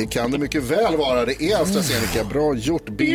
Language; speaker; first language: Swedish; native; Swedish